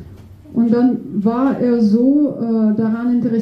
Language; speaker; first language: German; non-native, fluent; Russian